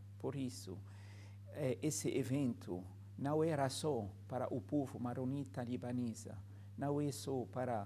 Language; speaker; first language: Portuguese; non-native, fluent; Arabic